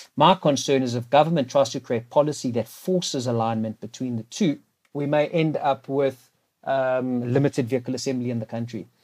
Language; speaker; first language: English; native; English